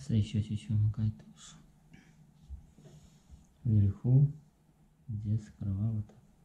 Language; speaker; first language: Russian; non-native, learner; Chinese